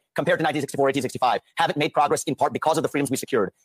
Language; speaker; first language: English; early bilingual, other home language; Hindi